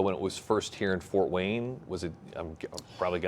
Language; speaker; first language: English; native; English